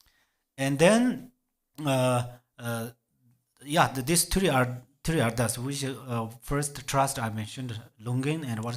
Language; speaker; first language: English; non-native, learner; Tibetan